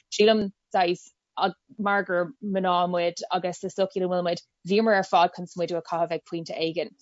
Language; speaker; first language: Irish; non-native, local second language; English